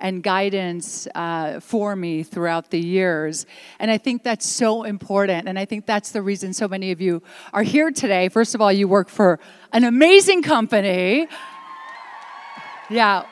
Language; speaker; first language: English; early bilingual, other home language; Italian